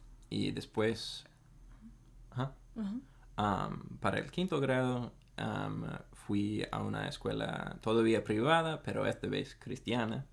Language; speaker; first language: Spanish; non-native, fluent; English